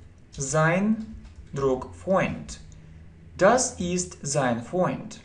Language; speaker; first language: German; non-native, fluent; Russian